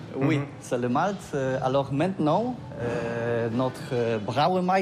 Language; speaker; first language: French; non-native, learner; Polish